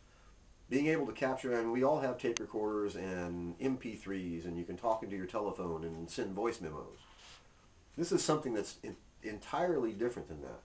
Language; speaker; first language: English; native; English